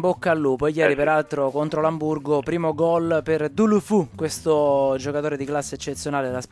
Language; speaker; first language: Italian; native; Italian